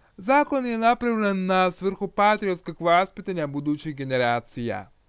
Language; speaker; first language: Croatian; non-native, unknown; Russian